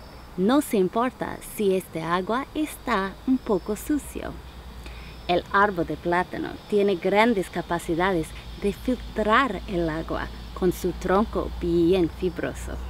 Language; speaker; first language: Spanish; non-native, learner; English